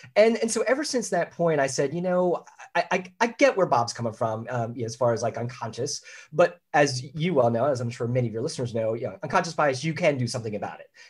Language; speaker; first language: English; native; English